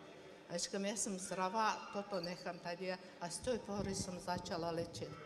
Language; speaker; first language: Czech; non-native, learner; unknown